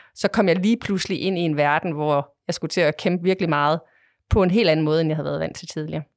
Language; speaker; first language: Danish; native; Danish